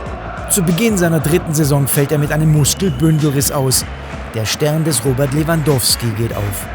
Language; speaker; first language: German; native; German